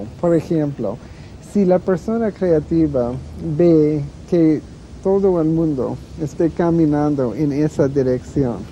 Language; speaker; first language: Spanish; non-native, fluent; English